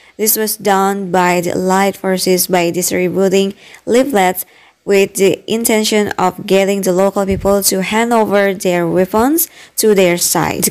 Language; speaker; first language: English; non-native, fluent; Indonesian